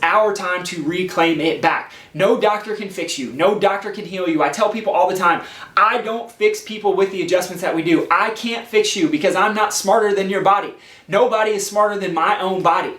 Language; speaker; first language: English; native; English